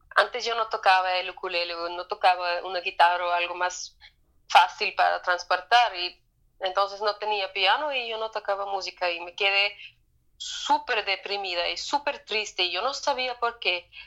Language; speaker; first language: Spanish; non-native, fluent; German